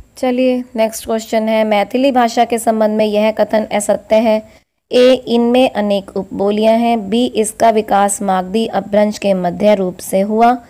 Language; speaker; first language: Hindi; native; Hindi